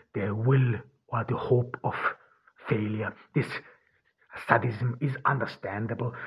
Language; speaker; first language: English; non-native, fluent; Turkish